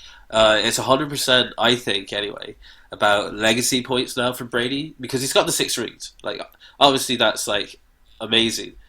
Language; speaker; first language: English; native; English